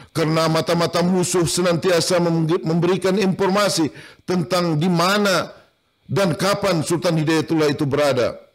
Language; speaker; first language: Indonesian; non-native, local second language; Banjar